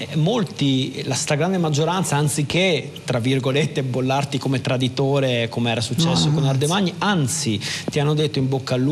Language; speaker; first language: Italian; native; Italian